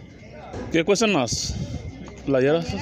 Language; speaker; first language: Spanish; early bilingual, heritage; Spanish